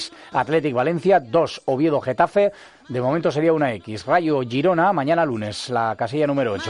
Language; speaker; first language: Spanish; native; Spanish